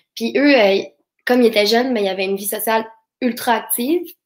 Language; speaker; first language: French; native; French